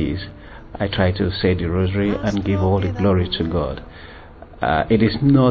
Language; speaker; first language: English; non-native, local second language; Igbo